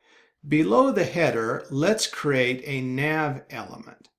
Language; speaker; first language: English; native; English